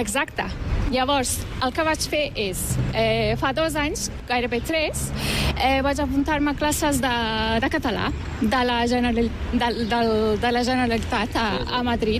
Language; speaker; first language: Catalan; non-native, fluent; Turkish